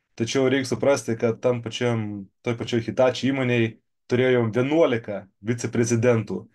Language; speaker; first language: Lithuanian; native; Lithuanian